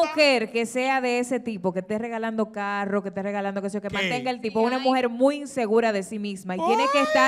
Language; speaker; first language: Spanish; native; Spanish